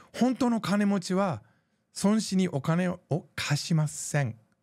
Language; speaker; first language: Japanese; non-native, fluent; English